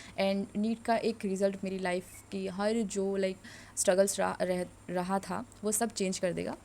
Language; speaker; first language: Hindi; non-native, local second language; Assamese